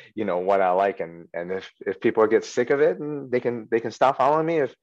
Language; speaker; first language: English; early bilingual, other home language; Chinese